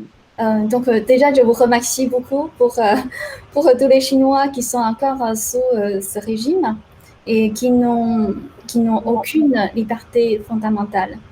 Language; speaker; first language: French; non-native, fluent; Chinese